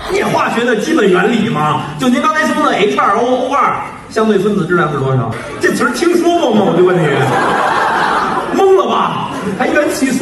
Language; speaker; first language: Chinese; native; Chinese